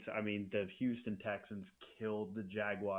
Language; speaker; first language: English; native; English